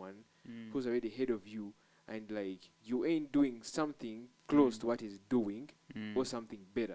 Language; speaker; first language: English; non-native, local second language; Ganda